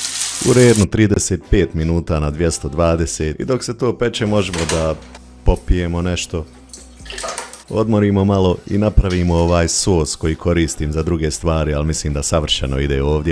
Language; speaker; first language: Bosnian; native; Bosnian